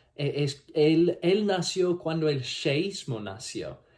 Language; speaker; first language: Spanish; non-native, learner; English